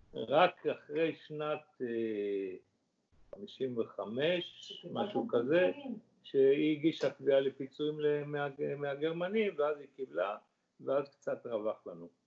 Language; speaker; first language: Hebrew; early bilingual, other home language; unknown